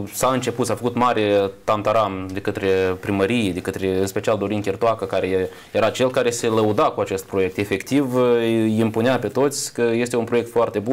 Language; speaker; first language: Romanian; native; Romanian